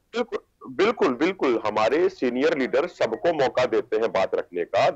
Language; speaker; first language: Hindi; native; Hindi